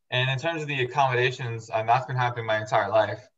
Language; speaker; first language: English; native; English